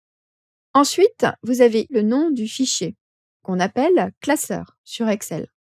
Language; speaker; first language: French; native; French